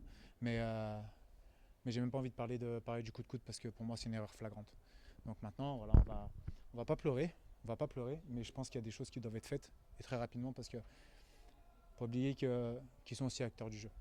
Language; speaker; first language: French; native; French